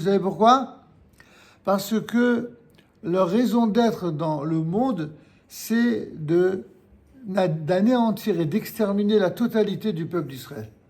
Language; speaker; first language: French; native; French